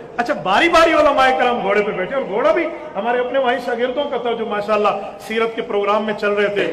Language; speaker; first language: Urdu; non-native, local second language; Saraiki